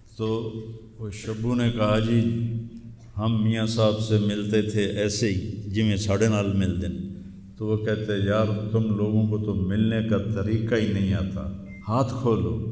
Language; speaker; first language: Urdu; non-native, local second language; Punjabi